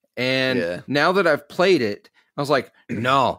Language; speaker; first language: English; native; English